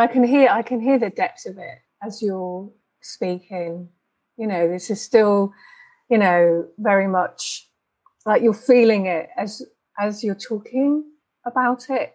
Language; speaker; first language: English; native; English